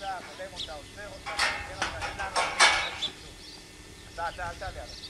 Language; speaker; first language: Hebrew; native; Hebrew